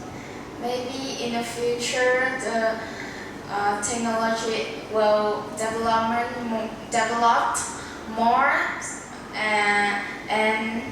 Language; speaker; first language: English; non-native, learner; Vietnamese